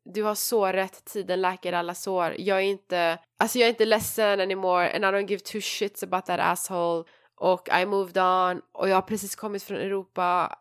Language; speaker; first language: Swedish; early bilingual, other home language; Persian